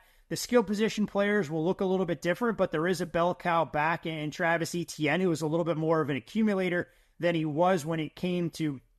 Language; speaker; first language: English; native; English